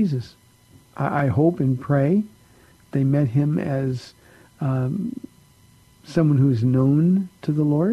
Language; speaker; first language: English; native; English